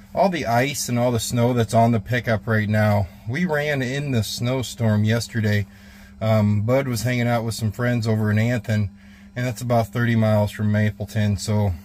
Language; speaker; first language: English; native; English